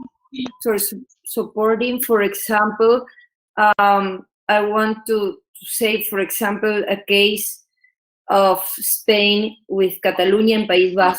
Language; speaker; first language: English; non-native, learner; Spanish